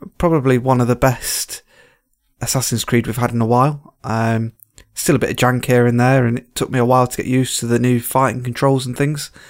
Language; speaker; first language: English; native; English